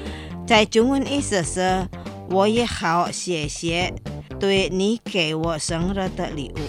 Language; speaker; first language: Chinese; non-native, fluent; Indonesian